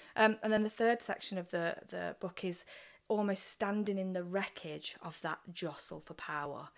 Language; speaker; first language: English; native; English